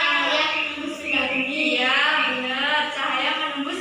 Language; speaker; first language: Indonesian; native; Indonesian